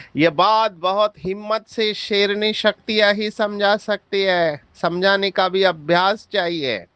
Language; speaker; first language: Hindi; non-native, local second language; Marathi